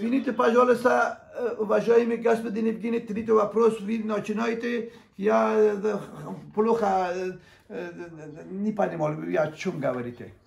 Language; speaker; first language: Russian; non-native, learner; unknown